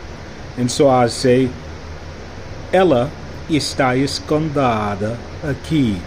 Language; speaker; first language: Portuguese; non-native, learner; English